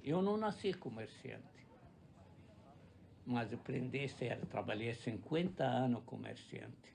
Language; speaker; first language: Portuguese; non-native, fluent; Arabic